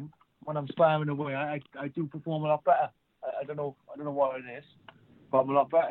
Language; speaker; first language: English; native; English